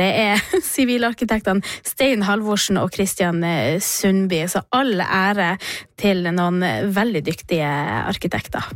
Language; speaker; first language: Norwegian; native; Norwegian